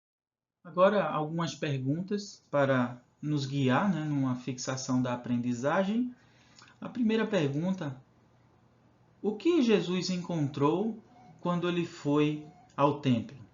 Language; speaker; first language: Portuguese; native; Portuguese